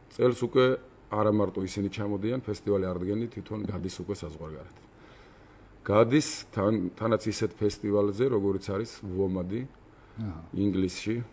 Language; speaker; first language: Georgian; native; Georgian